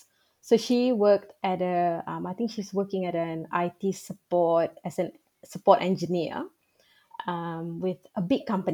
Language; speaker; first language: English; non-native, local second language; Malay